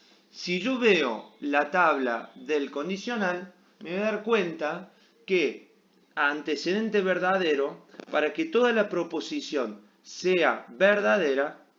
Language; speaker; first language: Spanish; native; Spanish